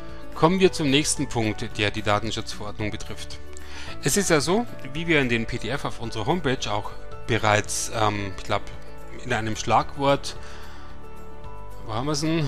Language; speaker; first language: German; native; German